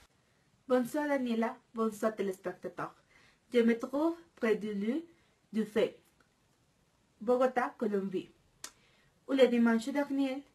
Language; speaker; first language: French; non-native, learner; Spanish